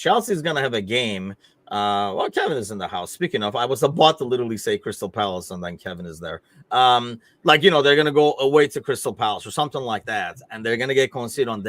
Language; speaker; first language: English; native; English